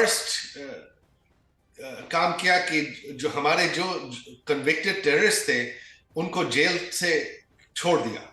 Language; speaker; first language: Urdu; non-native, fluent; Bangla